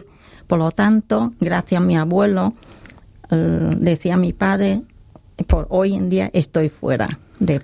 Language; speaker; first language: Spanish; non-native, learner; Khmer